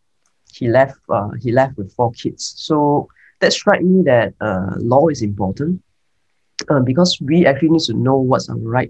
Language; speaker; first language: English; non-native, local second language; Cantonese